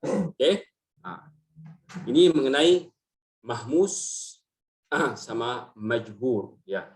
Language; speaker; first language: Indonesian; native; Indonesian